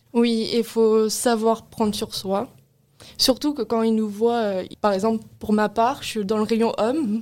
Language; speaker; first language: French; native; French